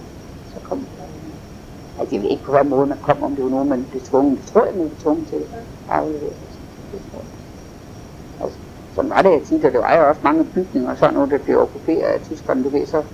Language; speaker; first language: Danish; native; Danish